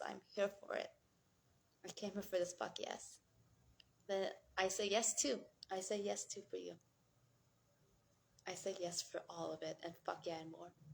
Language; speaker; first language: English; native; English